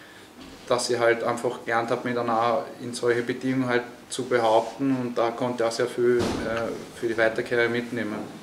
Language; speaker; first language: German; native; German